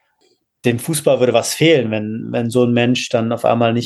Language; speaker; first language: German; native; German